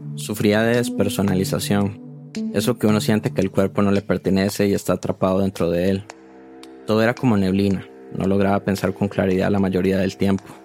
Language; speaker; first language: Spanish; native; Spanish